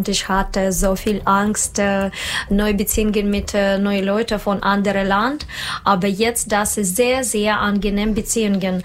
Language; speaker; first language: German; non-native, learner; Russian